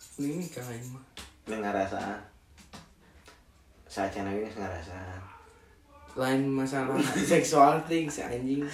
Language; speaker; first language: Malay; non-native, local second language; Sundanese